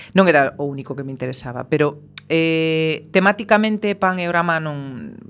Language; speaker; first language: Galician; non-native, local second language; Spanish